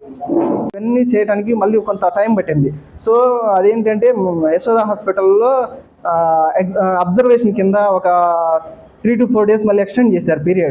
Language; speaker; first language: Telugu; native; Telugu